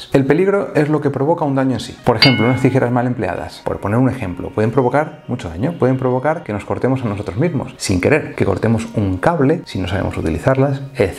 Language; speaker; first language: Spanish; native; Spanish